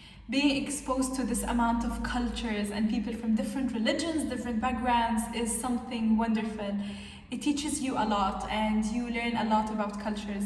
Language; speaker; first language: English; non-native, fluent; Arabic